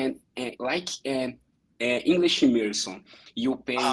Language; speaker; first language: English; non-native, learner; Portuguese